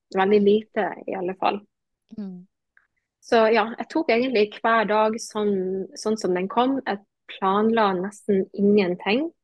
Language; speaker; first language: Norwegian; native; Norwegian